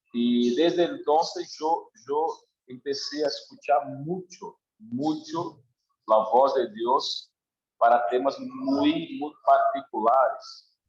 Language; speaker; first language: Spanish; non-native, learner; Portuguese